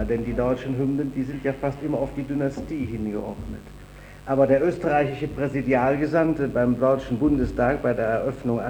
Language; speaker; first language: German; native; German